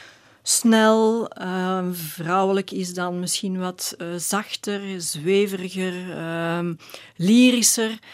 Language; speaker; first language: Dutch; native; Dutch